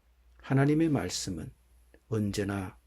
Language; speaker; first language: Korean; native; Korean